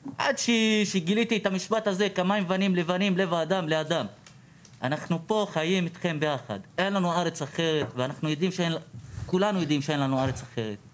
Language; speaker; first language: Hebrew; non-native, local second language; Arabic